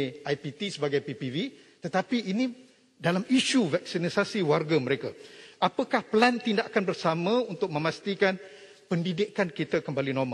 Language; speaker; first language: Malay; native; Malay